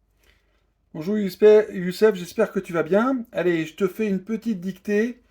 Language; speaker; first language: French; native; French